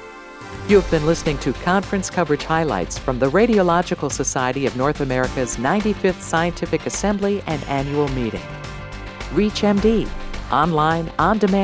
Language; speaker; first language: English; native; English